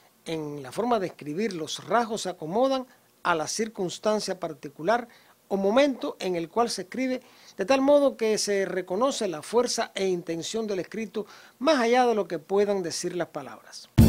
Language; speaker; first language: Spanish; native; Spanish